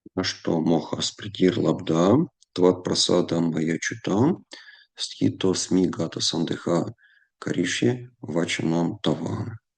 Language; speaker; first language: Ukrainian; non-native, local second language; Russian